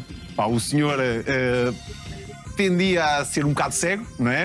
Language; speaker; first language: Portuguese; native; Portuguese